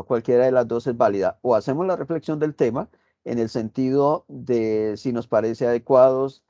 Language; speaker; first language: Spanish; native; Spanish